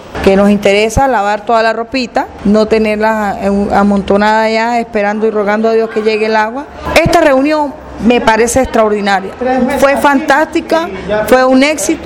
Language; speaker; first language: Spanish; native; Spanish